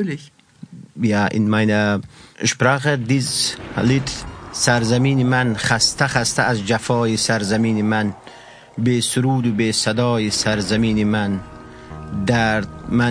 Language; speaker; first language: German; non-native, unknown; Persian